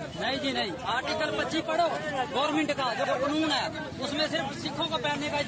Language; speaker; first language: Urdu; non-native, local second language; Punjabi